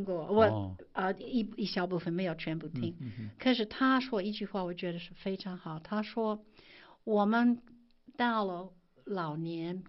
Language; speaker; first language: Chinese; non-native, fluent; English